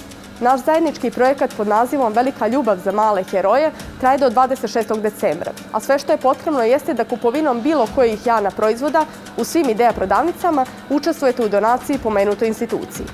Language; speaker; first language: Croatian; native; Croatian